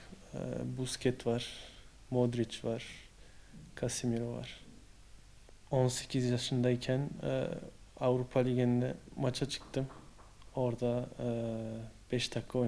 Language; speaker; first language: Turkish; early bilingual, heritage; Turkish